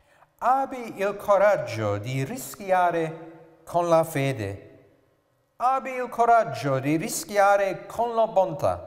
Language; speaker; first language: Italian; non-native, fluent; English